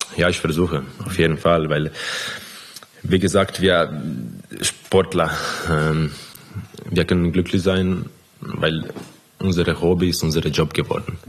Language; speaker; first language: German; non-native, fluent; Croatian